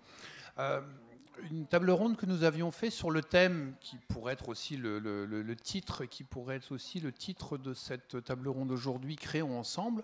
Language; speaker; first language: French; native; French